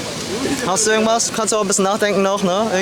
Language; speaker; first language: German; native; German